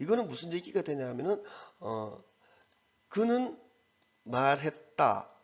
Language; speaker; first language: Korean; native; Korean